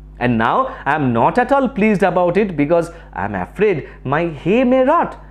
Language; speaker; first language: English; non-native, local second language; Bangla